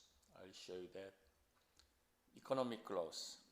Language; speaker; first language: English; non-native, fluent; Korean